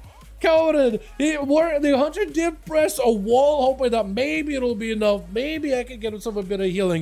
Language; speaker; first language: English; native; English